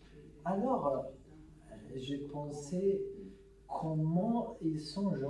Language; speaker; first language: French; non-native, fluent; Italian